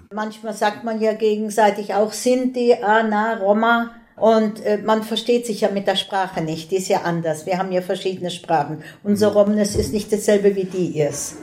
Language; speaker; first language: German; non-native, local second language; Romany